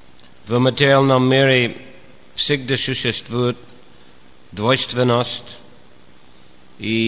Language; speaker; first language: Russian; non-native, fluent; English